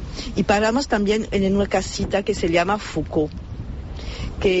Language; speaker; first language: Spanish; non-native, fluent; French